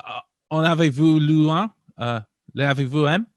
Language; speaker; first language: French; non-native, learner; English